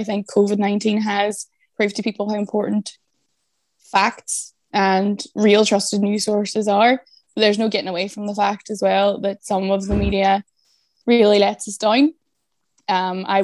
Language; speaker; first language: English; native; English